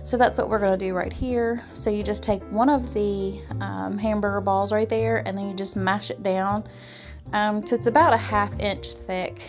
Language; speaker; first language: English; native; English